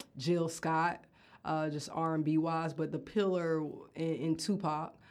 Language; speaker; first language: English; native; English